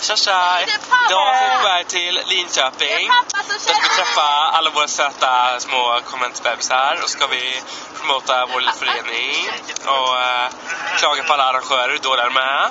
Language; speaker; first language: Swedish; native; Swedish